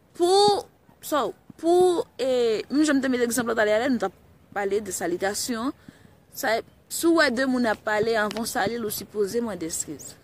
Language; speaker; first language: Haitian Creole; early bilingual, heritage; Haitian Creole